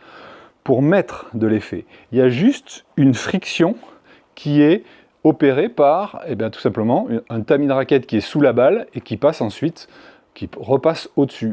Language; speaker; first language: French; native; French